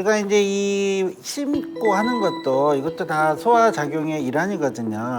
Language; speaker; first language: Korean; native; Korean